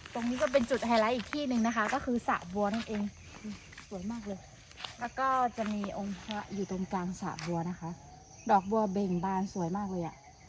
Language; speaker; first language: Thai; non-native, local second language; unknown